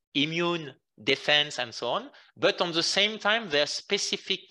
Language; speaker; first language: English; non-native, fluent; French